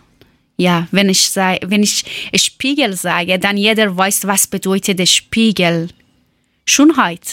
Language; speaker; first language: German; non-native, learner; Persian